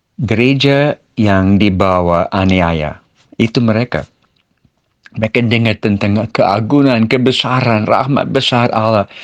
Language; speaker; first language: Malay; non-native, fluent; English